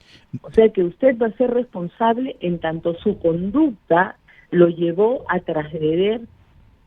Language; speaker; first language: Spanish; native; Spanish